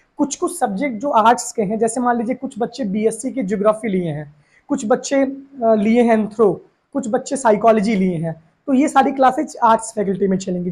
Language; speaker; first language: Hindi; native; Hindi